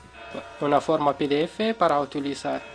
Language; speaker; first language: Spanish; non-native, learner; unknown